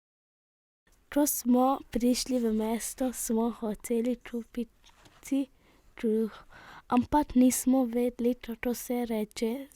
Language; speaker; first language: Slovenian; early bilingual, other home language; Arabic